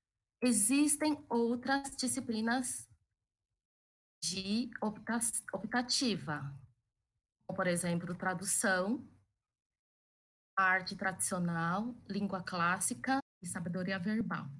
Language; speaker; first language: Portuguese; early bilingual, other home language; Chinese